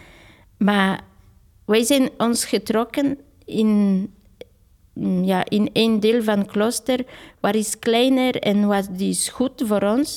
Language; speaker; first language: Dutch; non-native, fluent; Polish